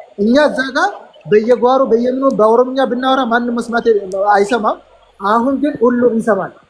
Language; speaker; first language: Amharic; non-native, local second language; Oromo